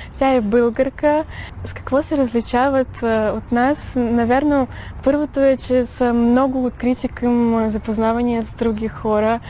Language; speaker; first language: Bulgarian; early bilingual, heritage; Bulgarian